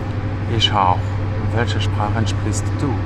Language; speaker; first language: German; non-native, learner; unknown